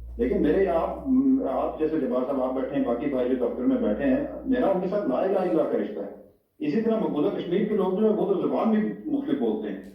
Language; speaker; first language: Urdu; non-native, local second language; Pahari-Potwari